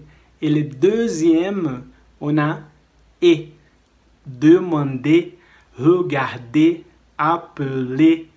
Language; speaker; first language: French; non-native, fluent; Portuguese